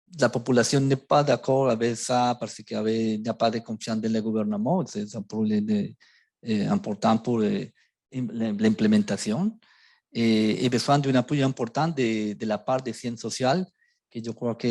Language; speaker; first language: French; non-native, fluent; Spanish